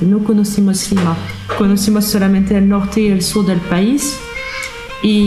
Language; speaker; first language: Spanish; non-native, learner; French